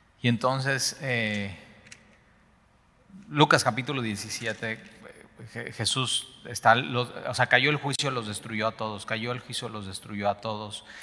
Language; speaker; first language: Spanish; native; Spanish